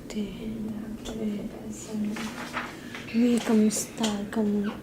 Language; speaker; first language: French; non-native, learner; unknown